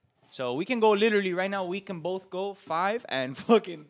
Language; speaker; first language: English; early bilingual, other home language; Spanish